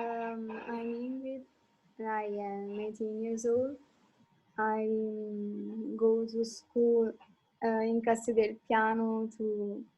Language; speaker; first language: English; non-native, fluent; Italian